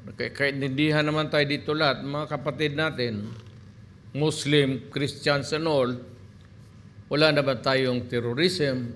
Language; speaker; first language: Filipino; non-native, local second language; Cebuano